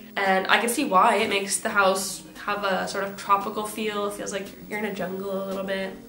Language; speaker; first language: English; native; English